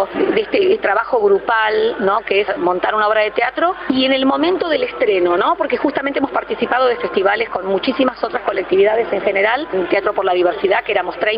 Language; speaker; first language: Spanish; native; Spanish